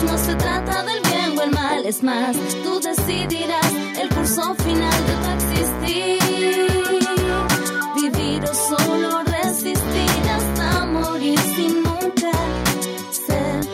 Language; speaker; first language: Spanish; native; Spanish